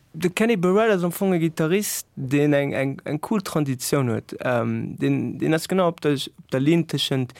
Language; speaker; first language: Luxembourgish; native; Luxembourgish